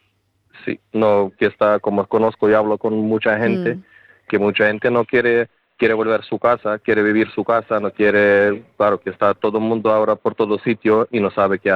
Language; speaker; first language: Spanish; non-native, learner; Ukrainian